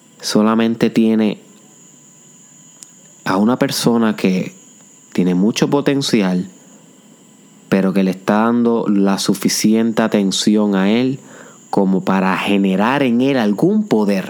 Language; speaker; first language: Spanish; native; Spanish